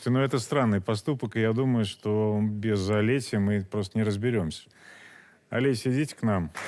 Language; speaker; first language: Russian; native; Russian